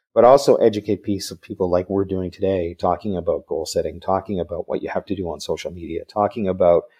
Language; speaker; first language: English; native; English